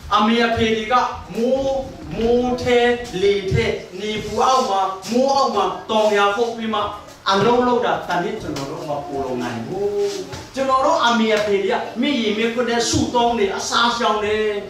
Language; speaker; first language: Burmese; non-native, local second language; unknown